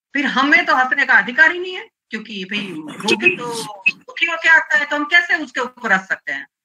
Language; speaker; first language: Hindi; non-native, local second language; Gujarati